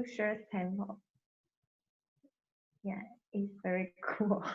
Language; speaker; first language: English; non-native, learner; Chinese